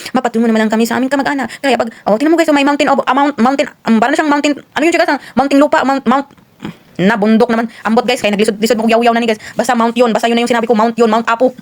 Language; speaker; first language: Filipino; non-native, local second language; Cebuano